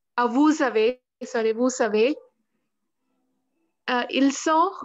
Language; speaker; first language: French; non-native, learner; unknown